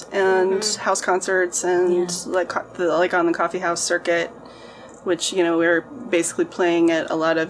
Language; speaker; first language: English; native; English